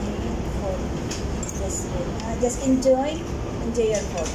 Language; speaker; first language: English; non-native, local second language; Filipino